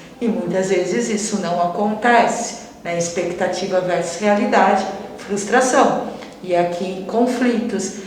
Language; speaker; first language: Portuguese; native; Portuguese